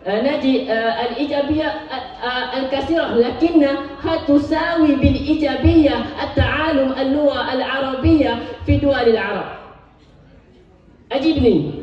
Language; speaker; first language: Arabic; non-native, learner; Malay